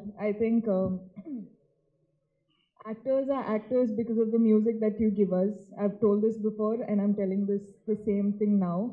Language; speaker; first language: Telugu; non-native, fluent; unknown